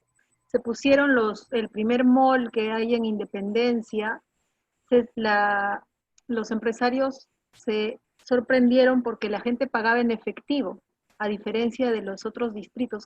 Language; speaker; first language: Spanish; native; Spanish